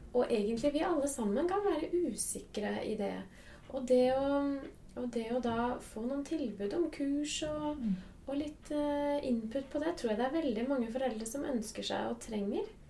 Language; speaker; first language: Norwegian; native; Norwegian